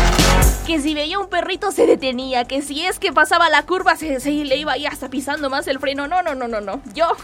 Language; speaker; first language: Spanish; native; Spanish